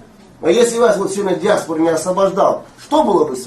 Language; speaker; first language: Russian; non-native, fluent; Tajik